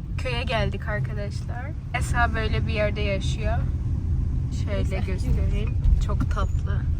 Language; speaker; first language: Turkish; early bilingual, heritage; Turkish